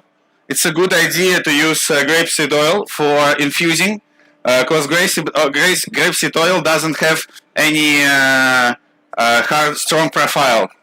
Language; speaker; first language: English; non-native, learner; Russian